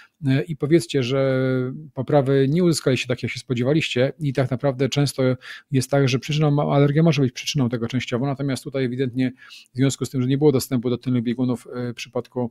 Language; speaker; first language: Polish; native; Polish